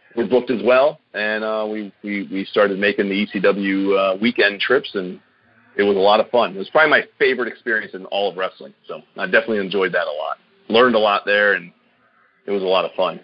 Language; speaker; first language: English; native; English